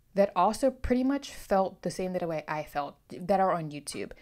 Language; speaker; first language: English; native; English